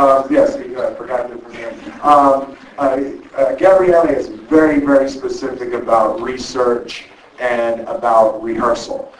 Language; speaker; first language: English; native; English